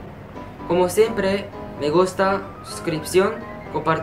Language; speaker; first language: Spanish; non-native, fluent; Korean